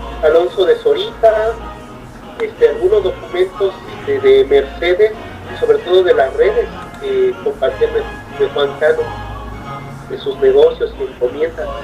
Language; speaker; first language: Spanish; native; Spanish